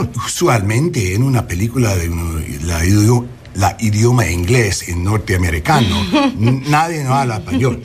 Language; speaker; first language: Spanish; non-native, learner; English